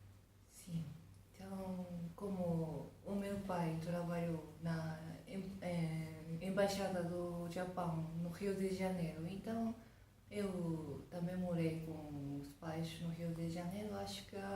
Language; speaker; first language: Portuguese; non-native, fluent; Japanese